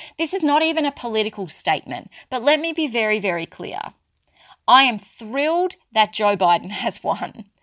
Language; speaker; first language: English; native; English